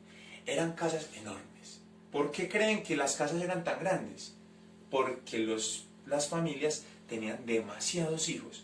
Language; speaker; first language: Spanish; native; Spanish